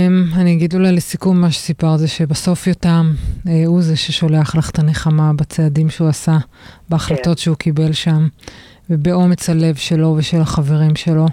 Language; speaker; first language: Hebrew; native; Hebrew